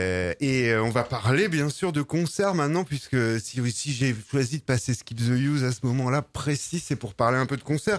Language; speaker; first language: French; native; French